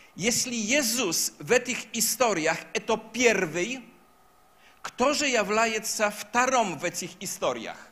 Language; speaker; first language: Russian; non-native, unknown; Polish